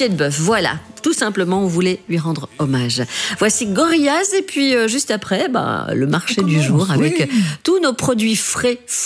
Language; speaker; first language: French; native; French